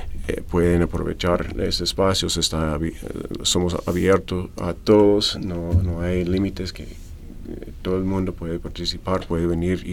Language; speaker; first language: Spanish; non-native, fluent; English